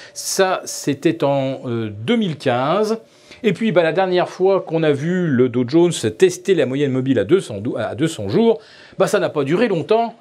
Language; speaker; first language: French; native; French